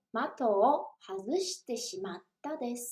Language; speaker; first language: Japanese; non-native, learner; Portuguese